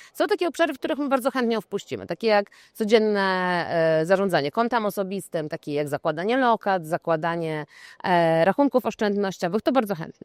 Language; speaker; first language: Polish; native; Polish